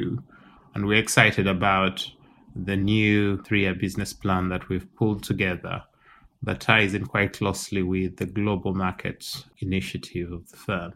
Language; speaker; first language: English; non-native, local second language; Ganda